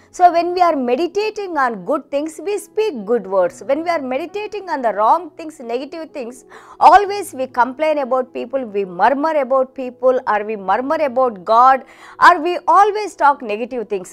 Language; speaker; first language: English; non-native, local second language; Telugu